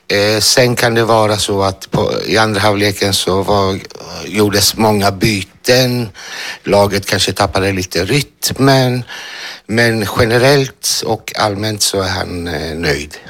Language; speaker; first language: Swedish; non-native, fluent; Greek